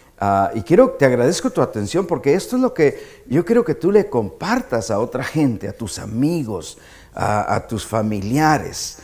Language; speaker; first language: Spanish; native; Spanish